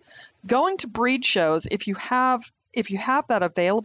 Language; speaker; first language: English; native; English